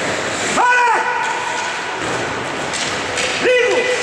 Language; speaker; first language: Russian; native; Russian